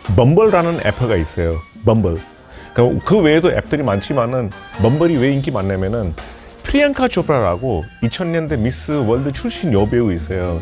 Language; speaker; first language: Korean; non-native, fluent; Hindi